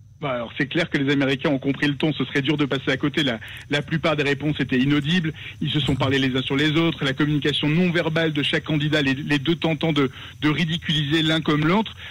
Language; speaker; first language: French; native; French